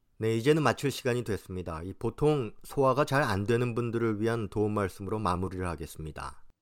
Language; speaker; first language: Korean; native; Korean